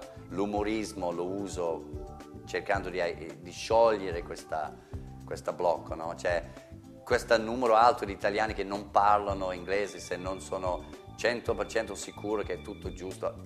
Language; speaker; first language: Italian; non-native, fluent; English